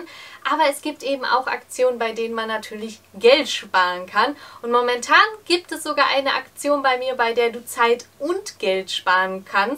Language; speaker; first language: German; native; German